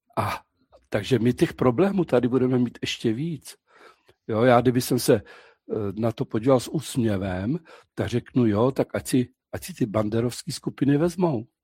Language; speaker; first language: Czech; native; Czech